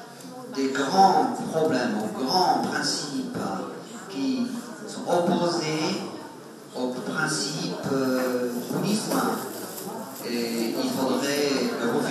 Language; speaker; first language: French; non-native, fluent; Chinese